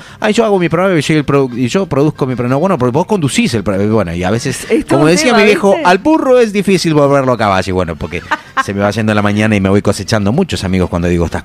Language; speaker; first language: Spanish; native; Spanish